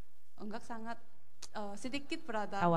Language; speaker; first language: Indonesian; non-native, learner; Korean